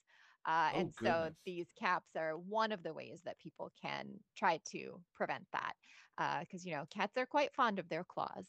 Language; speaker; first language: English; non-native, fluent; Bosnian